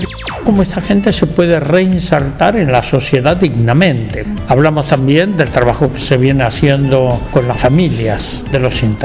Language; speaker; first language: Spanish; native; Spanish